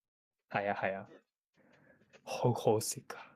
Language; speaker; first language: Chinese; non-native, learner; Japanese